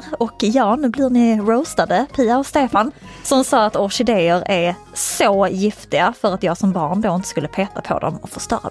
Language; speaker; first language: Swedish; native; Swedish